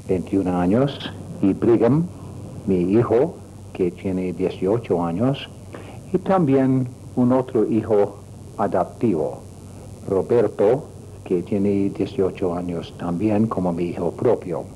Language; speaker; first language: Spanish; non-native, learner; English